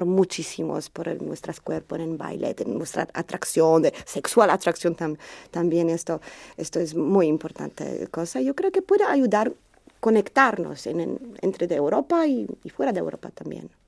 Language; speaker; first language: Spanish; non-native, learner; Polish